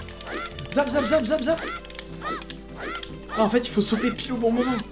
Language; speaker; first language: French; native; French